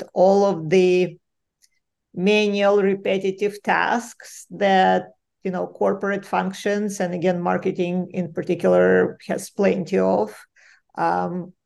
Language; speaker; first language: English; non-native, fluent; Ukrainian